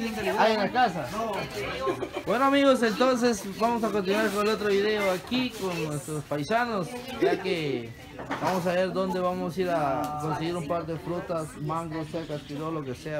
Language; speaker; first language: Spanish; native; Spanish